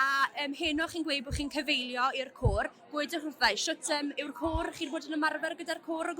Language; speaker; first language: Welsh; native; Welsh